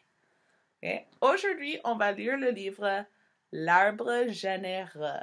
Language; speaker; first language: French; non-native, fluent; English